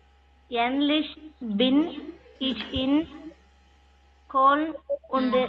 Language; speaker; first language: German; non-native, learner; Tamil